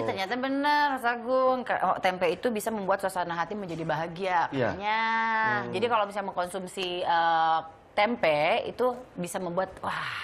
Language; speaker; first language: Indonesian; native; Indonesian